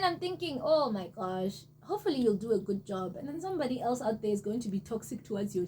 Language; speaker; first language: English; non-native, local second language; Zulu